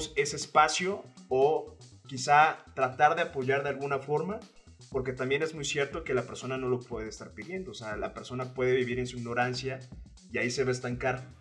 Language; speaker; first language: Spanish; native; Spanish